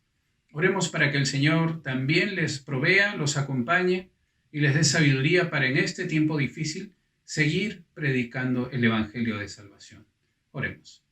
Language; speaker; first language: Spanish; native; Spanish